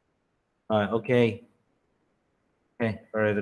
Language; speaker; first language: English; non-native, learner; Vietnamese